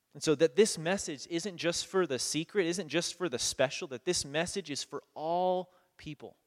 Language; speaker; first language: English; native; English